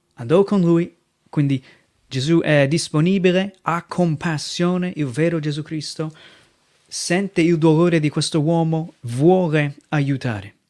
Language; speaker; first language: Italian; non-native, fluent; English